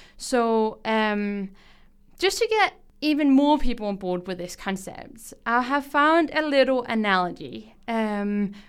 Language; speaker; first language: English; non-native, fluent; Danish